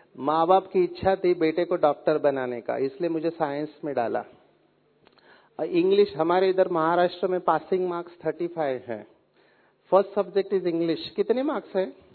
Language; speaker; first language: Hindi; non-native, local second language; Marathi